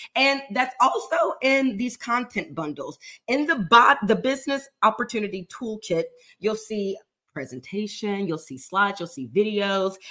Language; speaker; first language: English; native; English